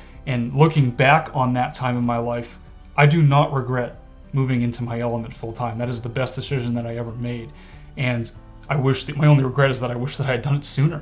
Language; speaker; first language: English; native; English